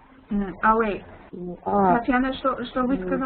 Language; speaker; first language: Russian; non-native, learner; English